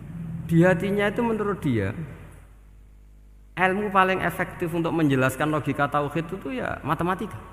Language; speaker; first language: Indonesian; non-native, local second language; Javanese